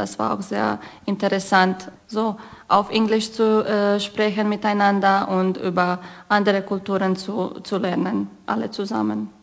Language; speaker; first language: German; non-native, fluent; Croatian